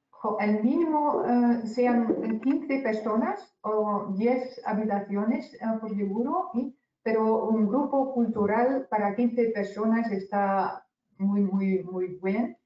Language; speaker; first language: Spanish; non-native, fluent; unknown